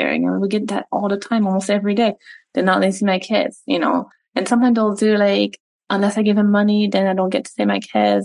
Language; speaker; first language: English; non-native, fluent; French